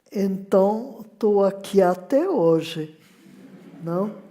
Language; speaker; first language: Portuguese; non-native, fluent; French